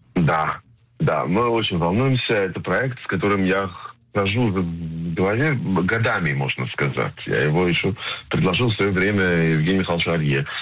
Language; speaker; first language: Russian; non-native, fluent; Hebrew